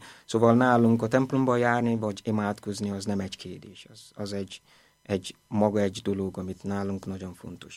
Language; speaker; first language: Hungarian; non-native, fluent; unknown